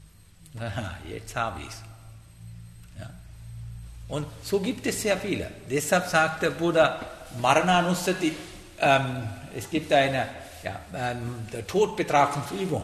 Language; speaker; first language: German; non-native, learner; Sinhala